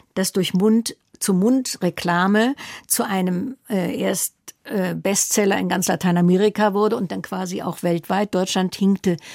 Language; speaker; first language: German; native; German